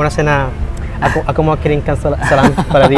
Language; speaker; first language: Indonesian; non-native, learner; Spanish